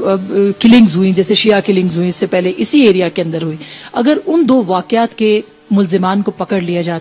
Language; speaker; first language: Urdu; native; Urdu